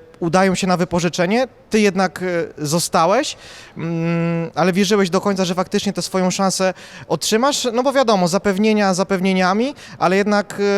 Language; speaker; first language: Polish; native; Polish